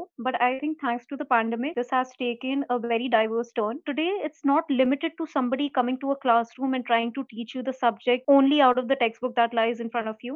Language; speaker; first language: English; non-native, local second language; Hindi